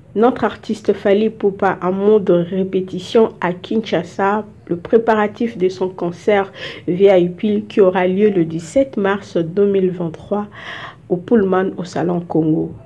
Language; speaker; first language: French; non-native, local second language; Lingala